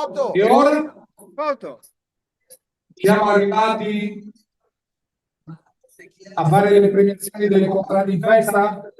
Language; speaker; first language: Italian; native; Italian